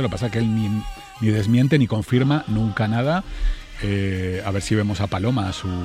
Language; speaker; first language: Spanish; native; Spanish